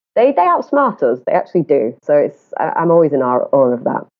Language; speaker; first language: English; native; English